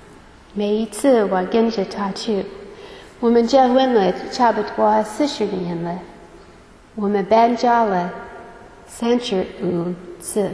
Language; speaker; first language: Chinese; non-native, fluent; English